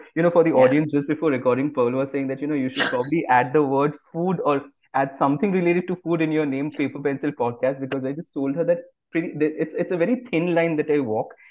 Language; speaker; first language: English; non-native, local second language; Bangla